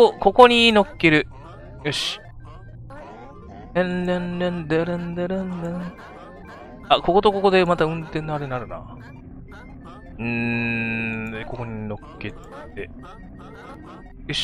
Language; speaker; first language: Japanese; native; Japanese